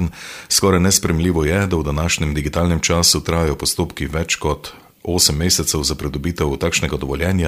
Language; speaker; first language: Slovenian; native; Slovenian